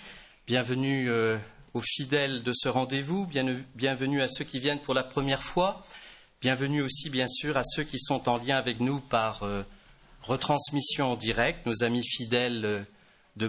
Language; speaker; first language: French; native; French